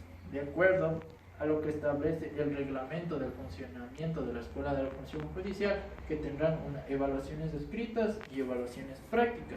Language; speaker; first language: Spanish; native; Spanish